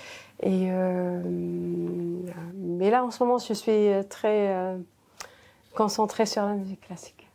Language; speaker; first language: French; non-native, local second language; Arabic